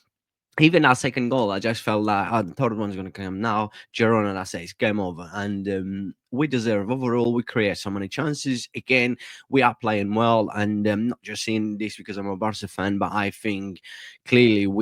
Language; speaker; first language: English; non-native, fluent; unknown